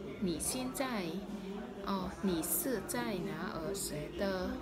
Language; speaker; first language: Chinese; non-native, learner; Khmer